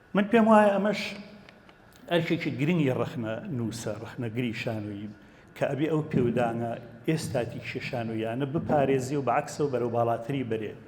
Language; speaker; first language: Central Kurdish; native; Central Kurdish